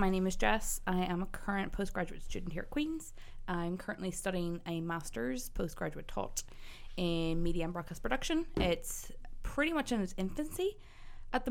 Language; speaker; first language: English; native; English